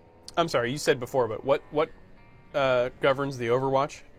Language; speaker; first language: English; native; English